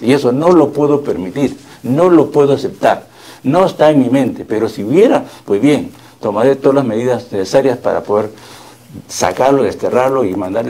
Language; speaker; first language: Spanish; native; Spanish